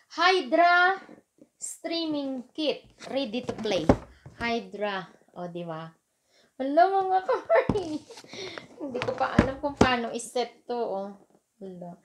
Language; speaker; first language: Filipino; non-native, local second language; Hiligaynon